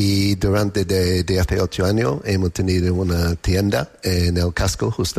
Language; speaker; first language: Spanish; non-native, learner; English